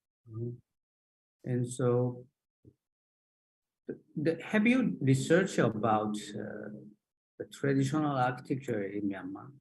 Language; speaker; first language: English; non-native, learner; Japanese